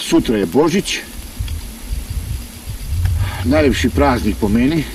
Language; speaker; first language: Serbian; native; Serbian